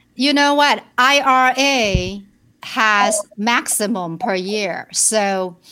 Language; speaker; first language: English; non-native, fluent; Chinese